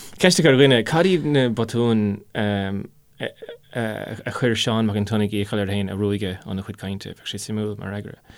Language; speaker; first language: Irish; non-native, local second language; English